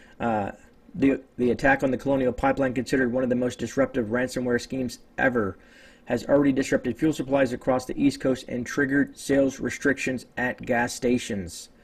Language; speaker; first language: English; native; English